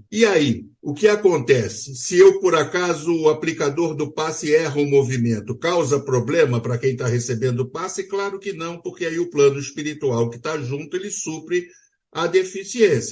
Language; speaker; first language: Portuguese; native; Portuguese